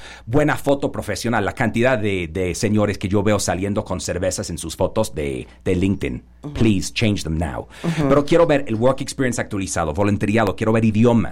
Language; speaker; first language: Spanish; non-native, fluent; English